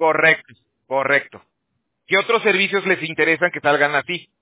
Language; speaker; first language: Spanish; native; Spanish